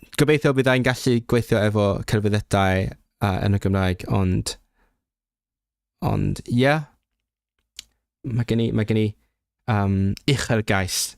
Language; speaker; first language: Welsh; non-native, learner; English